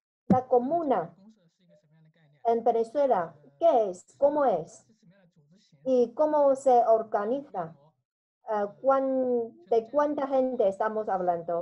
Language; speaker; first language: Spanish; non-native, learner; Chinese